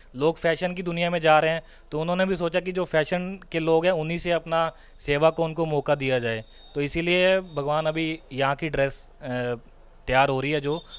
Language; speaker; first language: Hindi; non-native, local second language; Punjabi